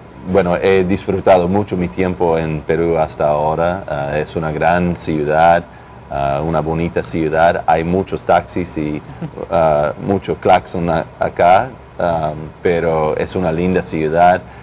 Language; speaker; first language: Spanish; non-native, fluent; English